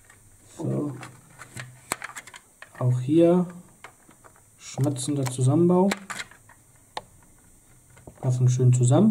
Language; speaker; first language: German; native; German